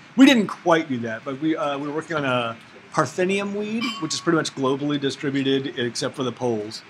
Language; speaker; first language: English; native; English